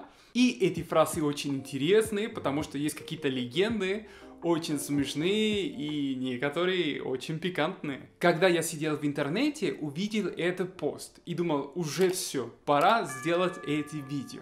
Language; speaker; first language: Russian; non-native, fluent; Spanish